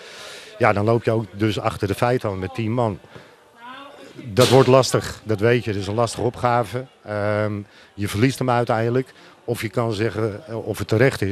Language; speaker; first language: Dutch; native; Dutch